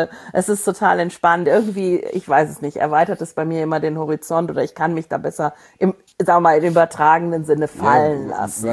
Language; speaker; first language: German; native; German